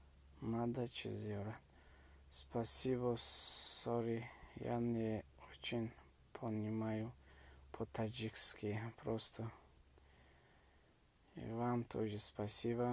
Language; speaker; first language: Russian; non-native, learner; Tajik